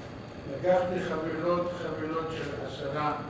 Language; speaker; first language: Hebrew; non-native, fluent; Arabic